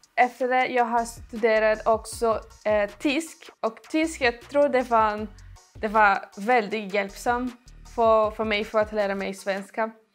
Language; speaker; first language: Swedish; non-native, learner; Portuguese